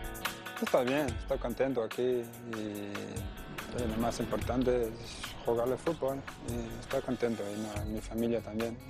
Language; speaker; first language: Spanish; non-native, learner; Danish